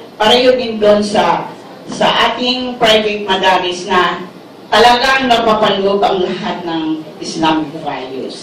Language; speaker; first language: Filipino; non-native, local second language; Waray